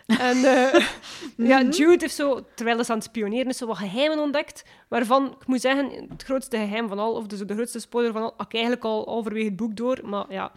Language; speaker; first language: Dutch; native; Dutch